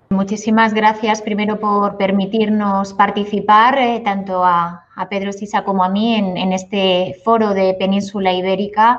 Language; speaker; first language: Spanish; native; Spanish